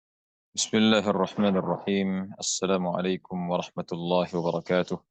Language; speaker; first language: Arabic; non-native, fluent; Indonesian